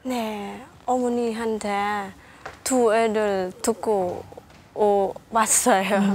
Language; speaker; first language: Korean; non-native, learner; Khmer